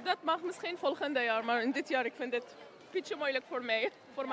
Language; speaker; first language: Dutch; non-native, learner; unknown